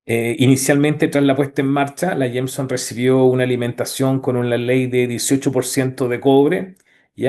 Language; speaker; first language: Spanish; native; Spanish